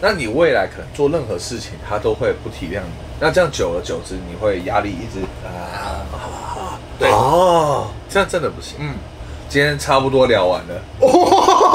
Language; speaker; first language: Chinese; native; Chinese